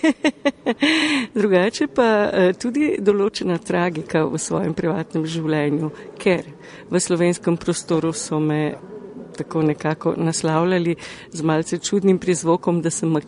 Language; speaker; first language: Slovenian; early bilingual, other home language; Macedonian